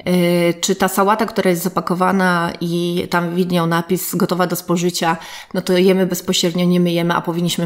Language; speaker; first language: Polish; native; Polish